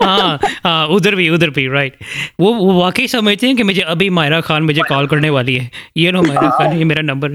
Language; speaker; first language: Hindi; native; Hindi